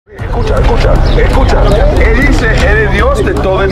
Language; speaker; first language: Spanish; early bilingual, heritage; Spanish